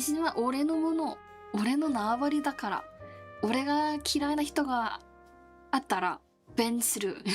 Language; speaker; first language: Japanese; non-native, learner; Korean